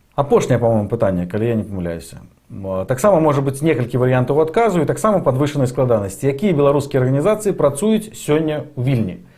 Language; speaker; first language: Belarusian; non-native, local second language; Russian